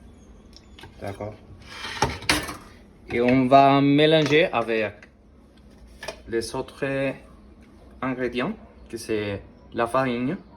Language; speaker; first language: French; non-native, learner; Spanish